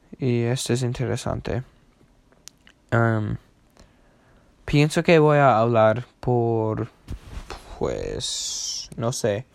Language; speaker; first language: Spanish; non-native, learner; English